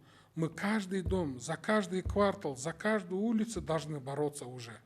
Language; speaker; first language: Russian; non-native, local second language; Kyrgyz